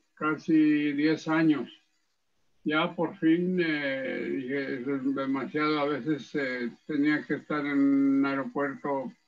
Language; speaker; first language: Spanish; early bilingual, heritage; Spanish